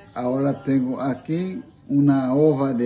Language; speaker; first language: Spanish; non-native, learner; Portuguese